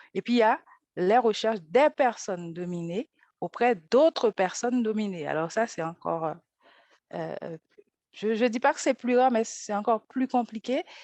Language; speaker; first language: French; non-native, local second language; Haitian Creole